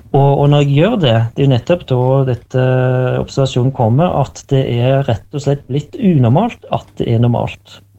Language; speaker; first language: Norwegian; native; Norwegian